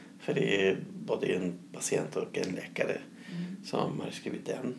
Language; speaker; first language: Swedish; non-native, fluent; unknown